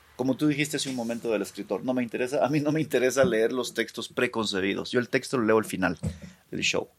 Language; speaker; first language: Spanish; native; Spanish